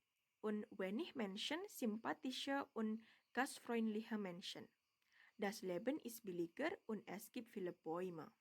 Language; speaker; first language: German; non-native, learner; Indonesian